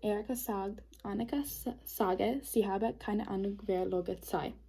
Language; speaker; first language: German; non-native, learner; English